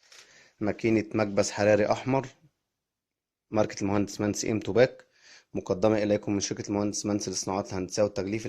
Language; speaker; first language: Arabic; native; Arabic